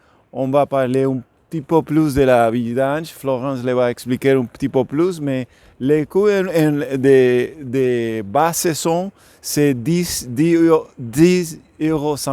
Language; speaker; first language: French; non-native, learner; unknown